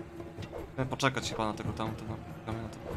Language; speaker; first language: Polish; native; Polish